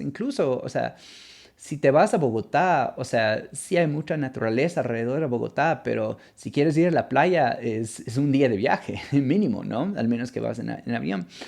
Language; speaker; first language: Spanish; non-native, fluent; English